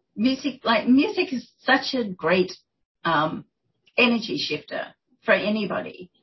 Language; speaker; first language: English; native; English